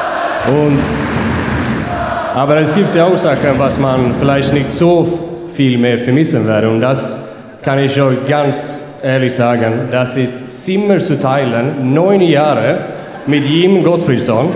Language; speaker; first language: German; non-native, fluent; Swedish